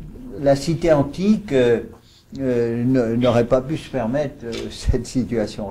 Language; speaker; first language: French; native; French